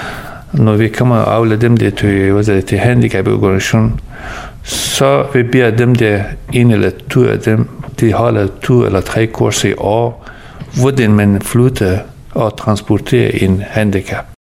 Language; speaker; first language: Danish; early bilingual, other home language; Persian